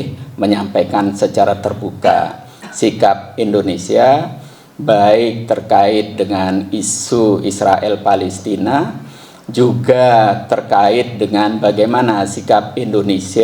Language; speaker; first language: Indonesian; native; Indonesian